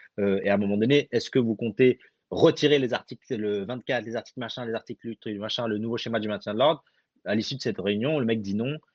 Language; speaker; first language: French; early bilingual, other home language; Arabic